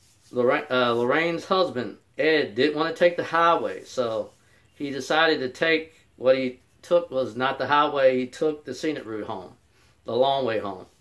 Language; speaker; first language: English; native; English